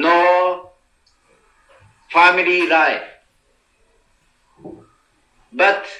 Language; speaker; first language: English; non-native, learner; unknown